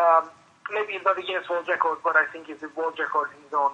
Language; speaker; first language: English; non-native, fluent; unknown